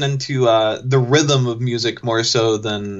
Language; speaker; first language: English; native; English